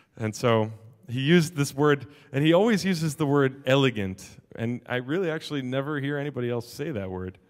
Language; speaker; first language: English; native; English